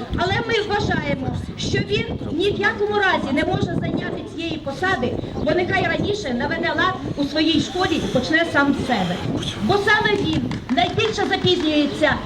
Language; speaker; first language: Ukrainian; native; Ukrainian